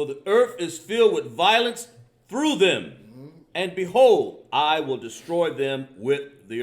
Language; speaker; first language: English; native; English